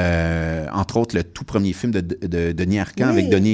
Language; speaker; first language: French; native; French